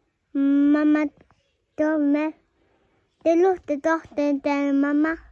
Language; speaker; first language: Swedish; early bilingual, other home language; Mongolian